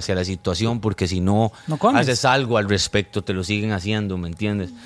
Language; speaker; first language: Spanish; non-native, fluent; French